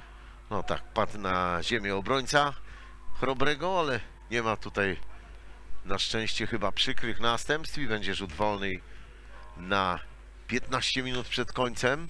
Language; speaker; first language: Polish; native; Polish